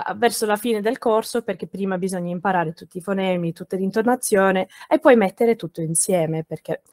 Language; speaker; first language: Italian; non-native, fluent; English